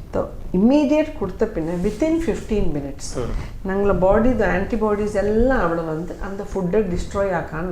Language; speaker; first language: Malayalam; non-native, fluent; Tamil